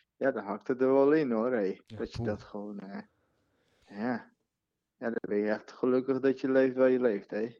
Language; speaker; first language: Dutch; non-native, fluent; Portuguese